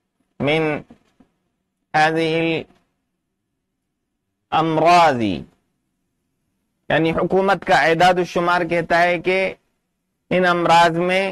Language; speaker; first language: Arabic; non-native, fluent; Urdu